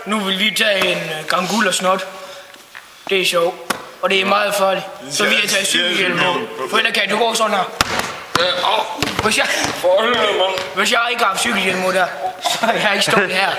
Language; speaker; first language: Danish; native; Danish